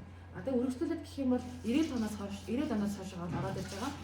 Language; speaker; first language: Mongolian; native; Mongolian